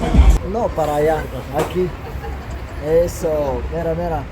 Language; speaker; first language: Spanish; non-native, learner; Arabic